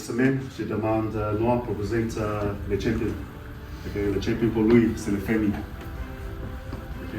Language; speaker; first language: French; non-native, learner; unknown